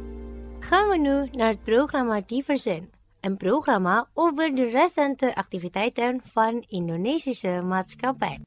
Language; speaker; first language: Dutch; non-native, fluent; Indonesian